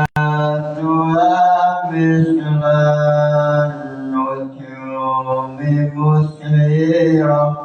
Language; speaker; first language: Arabic; non-native, fluent; Indonesian